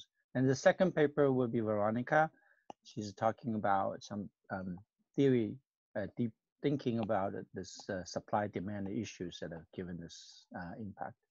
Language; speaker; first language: English; non-native, fluent; Chinese